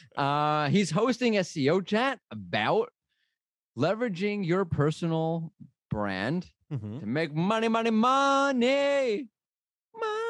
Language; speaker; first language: English; native; English